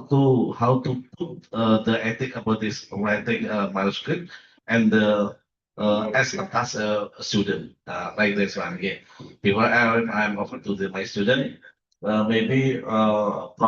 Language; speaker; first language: English; non-native, learner; Indonesian